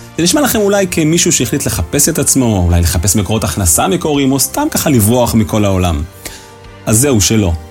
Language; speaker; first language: Hebrew; native; Hebrew